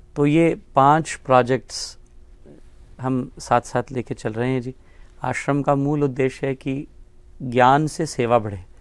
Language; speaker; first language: Hindi; native; Hindi